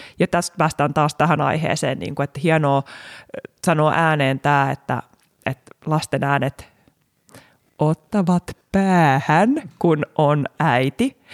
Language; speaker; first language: Finnish; native; Finnish